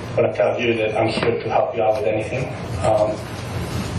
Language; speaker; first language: English; non-native, fluent; Spanish